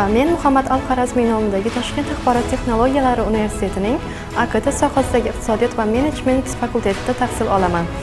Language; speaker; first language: Uzbek; non-native, fluent; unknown